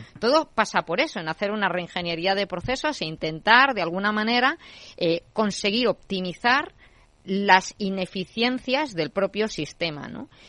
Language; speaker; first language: Spanish; native; Spanish